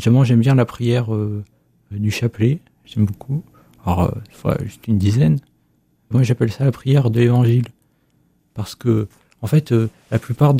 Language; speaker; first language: French; native; French